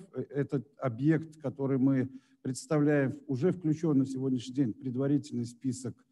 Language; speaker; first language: Russian; native; Russian